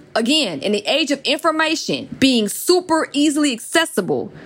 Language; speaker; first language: English; native; English